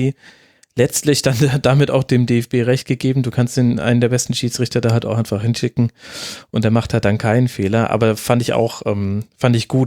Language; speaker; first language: German; native; German